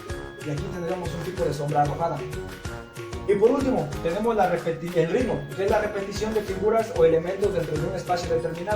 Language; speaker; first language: Spanish; native; Spanish